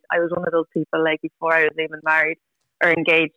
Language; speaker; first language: English; native; English